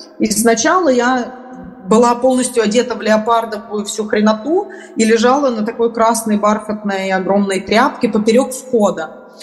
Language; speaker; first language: Russian; native; Russian